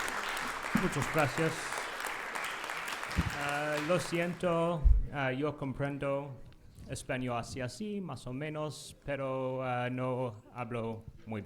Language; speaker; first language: Spanish; non-native, learner; English